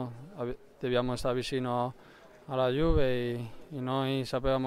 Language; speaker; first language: Italian; non-native, learner; Spanish